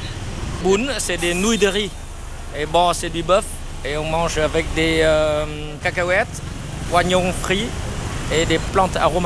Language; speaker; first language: French; non-native, fluent; Vietnamese